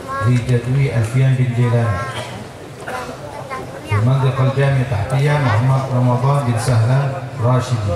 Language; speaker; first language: Arabic; non-native, fluent; Indonesian